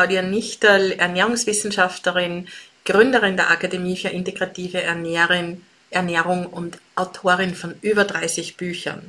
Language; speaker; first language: German; native; German